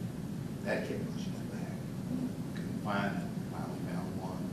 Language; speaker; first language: English; native; English